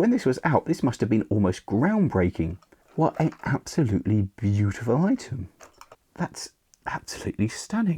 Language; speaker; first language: English; native; English